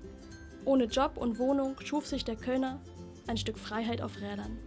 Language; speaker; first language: German; native; German